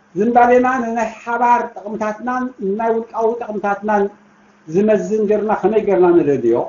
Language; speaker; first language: Tigrinya; native; Tigrinya